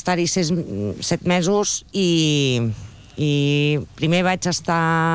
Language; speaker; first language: Catalan; non-native, local second language; Spanish